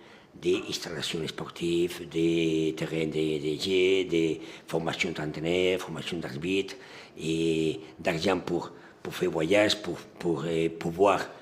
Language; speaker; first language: French; non-native, learner; Spanish